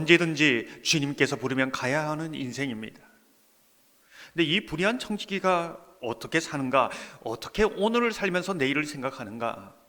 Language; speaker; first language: Korean; native; Korean